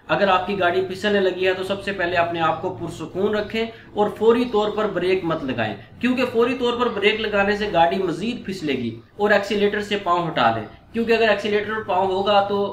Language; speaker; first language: Urdu; non-native, local second language; Punjabi